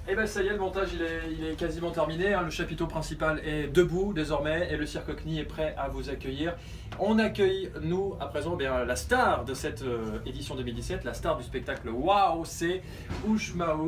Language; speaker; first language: French; native; French